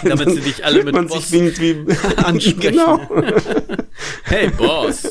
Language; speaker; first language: German; native; German